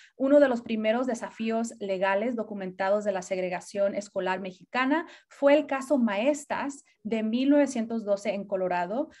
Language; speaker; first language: Spanish; early bilingual, heritage; Spanish